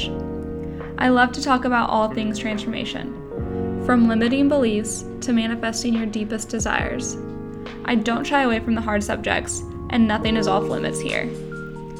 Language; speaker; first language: English; native; English